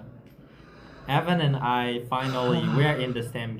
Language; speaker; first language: English; non-native, learner; Chinese